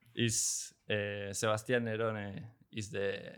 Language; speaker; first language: English; non-native, learner; Spanish